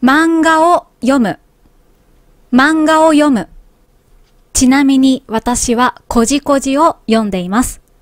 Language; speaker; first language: Japanese; native; Japanese